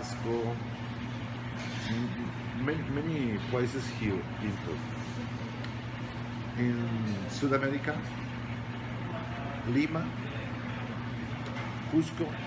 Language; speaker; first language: English; non-native, learner; Spanish